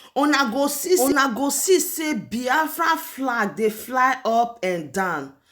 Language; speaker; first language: Nigerian Pidgin; non-native, local second language; Igbo